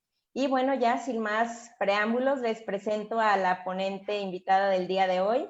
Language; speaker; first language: Spanish; native; Spanish